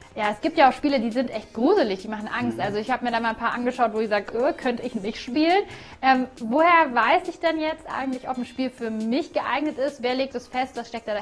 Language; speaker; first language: German; native; German